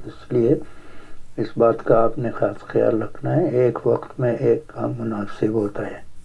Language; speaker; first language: Urdu; native; Urdu